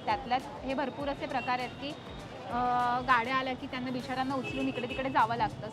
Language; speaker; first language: Marathi; native; Marathi